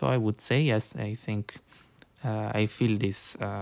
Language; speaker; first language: English; non-native, fluent; Italian